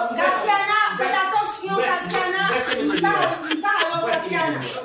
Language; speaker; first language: Portuguese; non-native, learner; Haitian Creole